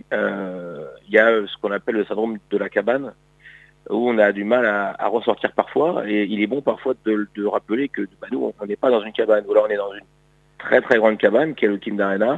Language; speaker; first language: French; native; French